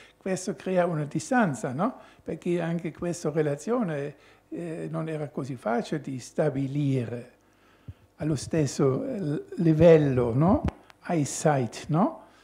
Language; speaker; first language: Italian; non-native, fluent; German